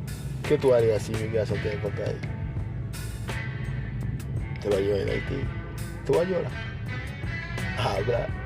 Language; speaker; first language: Spanish; non-native, fluent; Haitian Creole